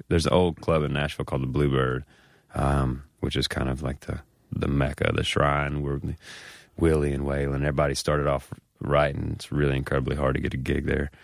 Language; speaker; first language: English; native; English